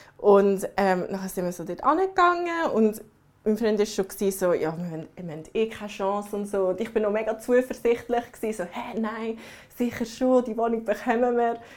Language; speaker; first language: German; early bilingual, other home language; English